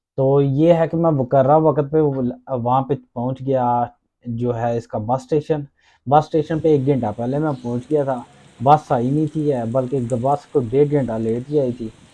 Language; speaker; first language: Urdu; non-native, local second language; Punjabi